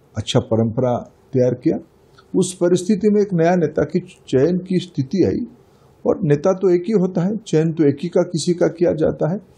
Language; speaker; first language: Hindi; non-native, local second language; Odia